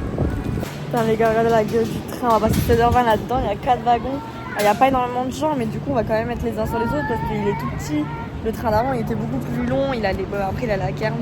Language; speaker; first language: French; native; French